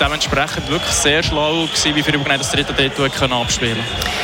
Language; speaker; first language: German; native; German